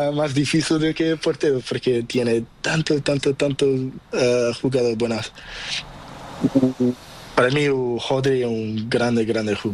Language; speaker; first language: Spanish; non-native, learner; Portuguese